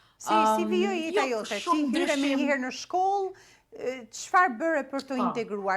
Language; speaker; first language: Albanian; native; Albanian